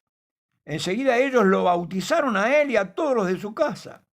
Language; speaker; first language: Spanish; native; Spanish